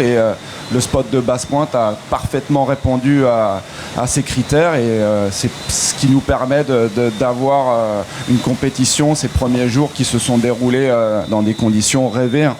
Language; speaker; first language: French; native; French